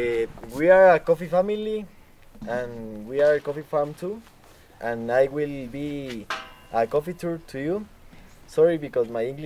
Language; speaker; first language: English; non-native, learner; Spanish